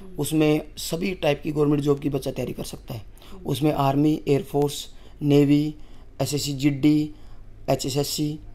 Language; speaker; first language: Hindi; native; Hindi